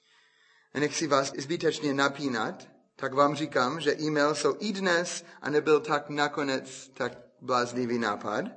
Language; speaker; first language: Czech; non-native, fluent; English